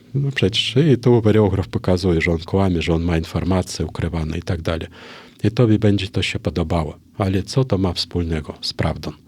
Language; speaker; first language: Polish; non-native, fluent; Russian